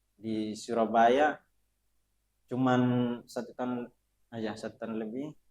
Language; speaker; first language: Indonesian; non-native, fluent; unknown